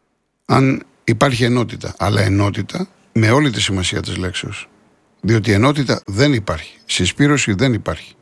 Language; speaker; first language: Greek; native; Greek